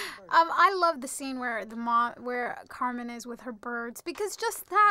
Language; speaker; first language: English; early bilingual, other home language; Spanish